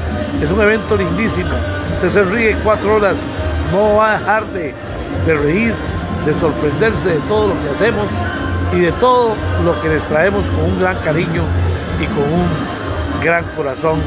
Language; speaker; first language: Spanish; native; Spanish